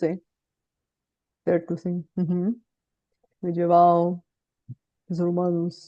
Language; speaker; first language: Portuguese; non-native, fluent; Bulgarian